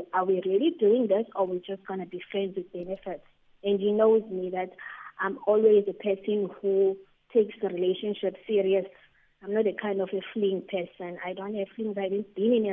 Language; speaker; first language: English; non-native, local second language; Xhosa